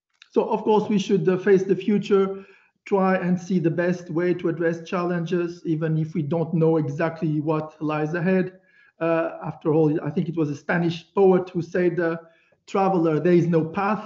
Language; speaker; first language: English; non-native, fluent; Portuguese